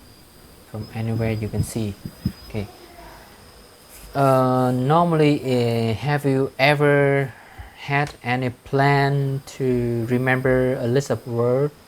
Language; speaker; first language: English; non-native, fluent; Vietnamese